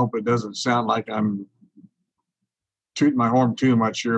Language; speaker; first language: English; native; English